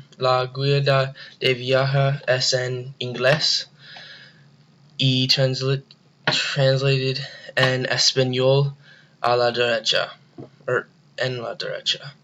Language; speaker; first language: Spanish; non-native, learner; English